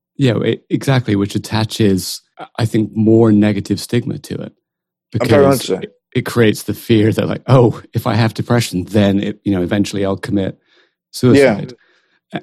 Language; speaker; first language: English; native; English